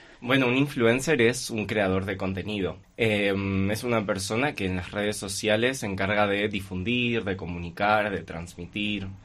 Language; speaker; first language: Spanish; native; Spanish